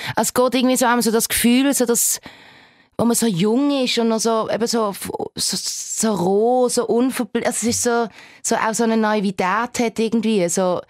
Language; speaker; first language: German; native; German